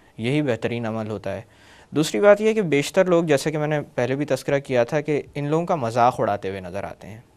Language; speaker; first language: Urdu; native; Urdu